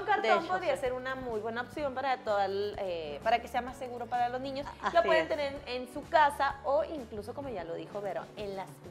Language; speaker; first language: Spanish; native; Spanish